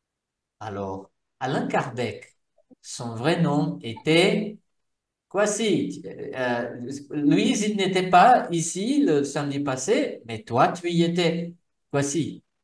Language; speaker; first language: French; non-native, fluent; Portuguese